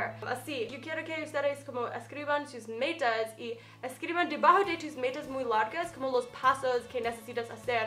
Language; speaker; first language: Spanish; non-native, fluent; English